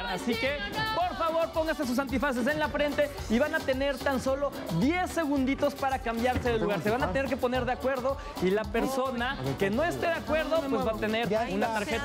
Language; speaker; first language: Spanish; native; Spanish